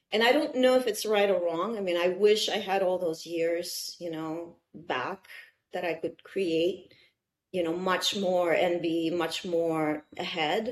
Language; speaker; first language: English; non-native, fluent; Russian